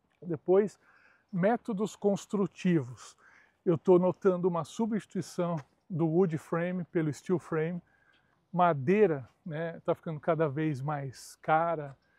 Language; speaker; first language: Portuguese; native; Portuguese